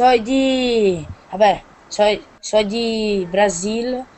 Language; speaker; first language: Spanish; non-native, learner; Portuguese